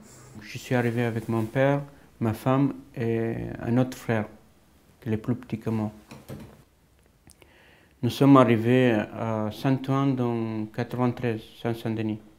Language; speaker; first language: French; non-native, fluent; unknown